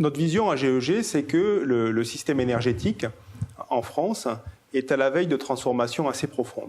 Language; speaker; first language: French; native; French